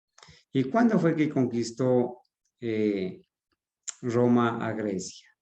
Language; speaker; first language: Spanish; native; Spanish